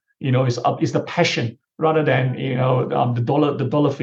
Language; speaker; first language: English; non-native, local second language; Chinese